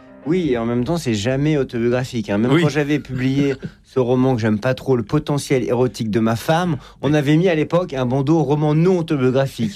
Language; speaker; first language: French; native; French